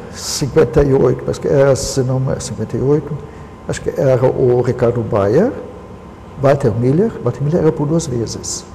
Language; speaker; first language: Portuguese; non-native, local second language; German